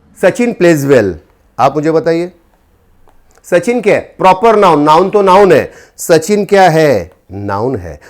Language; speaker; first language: Hindi; non-native, local second language; Marathi